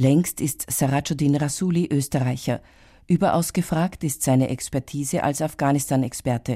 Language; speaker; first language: German; native; German